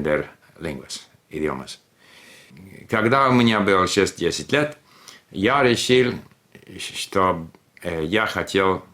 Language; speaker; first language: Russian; non-native, fluent; English